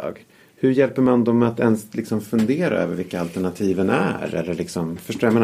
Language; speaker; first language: Swedish; native; Swedish